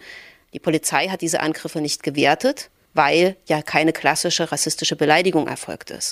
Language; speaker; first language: German; native; German